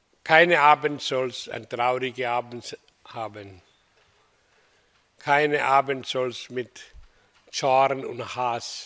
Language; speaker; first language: German; non-native, fluent; Hindi